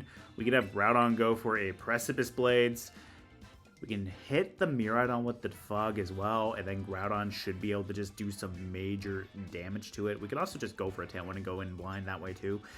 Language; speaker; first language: English; native; English